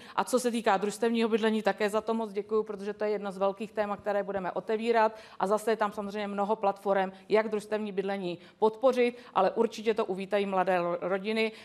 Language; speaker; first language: Czech; native; Czech